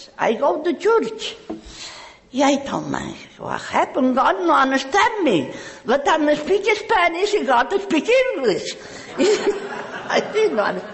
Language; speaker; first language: English; non-native, learner; Catalan